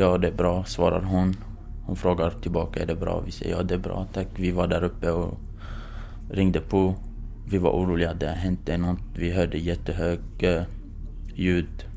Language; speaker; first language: Swedish; non-native, fluent; Kurdish